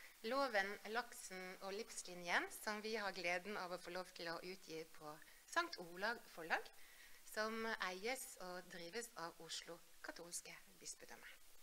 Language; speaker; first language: Norwegian; native; Norwegian